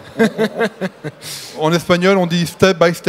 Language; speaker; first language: French; native; French